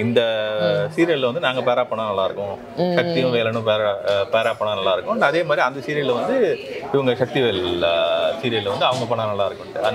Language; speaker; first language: Tamil; native; Tamil